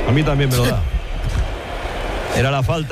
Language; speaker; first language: Spanish; native; Spanish